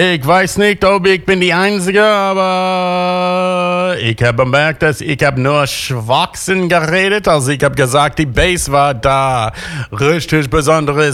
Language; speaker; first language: German; non-native, learner; English